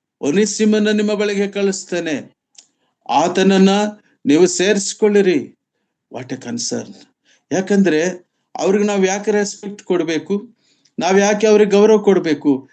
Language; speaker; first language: Kannada; non-native, local second language; Telugu